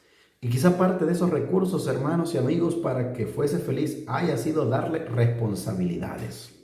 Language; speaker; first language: Spanish; native; Spanish